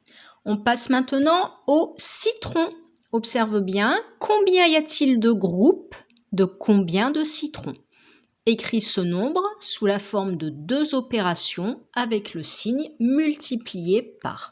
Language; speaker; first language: French; native; French